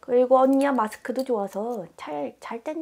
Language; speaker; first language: Korean; native; Korean